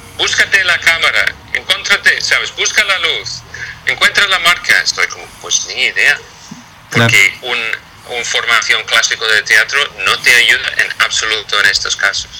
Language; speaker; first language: Spanish; non-native, fluent; English